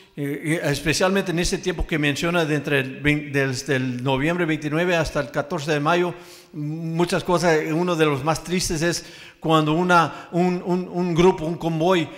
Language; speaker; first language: Spanish; early bilingual, heritage; Spanish